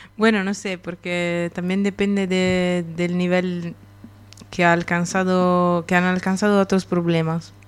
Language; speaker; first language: Spanish; non-native, fluent; Italian